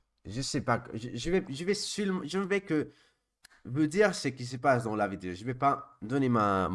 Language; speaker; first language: French; non-native, learner; Spanish